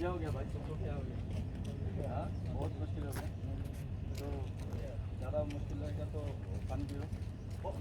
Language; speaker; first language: Hindi; non-native, local second language; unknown